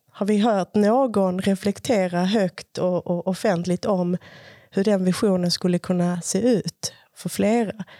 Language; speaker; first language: Swedish; early bilingual, other home language; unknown